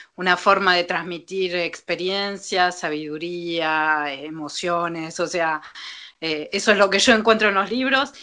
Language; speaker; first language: Spanish; native; Spanish